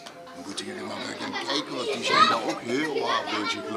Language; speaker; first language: Dutch; native; Dutch